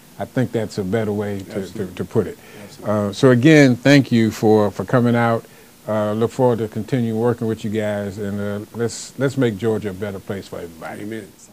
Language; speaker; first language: English; native; English